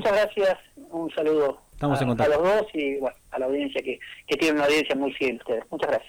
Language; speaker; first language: Spanish; native; Spanish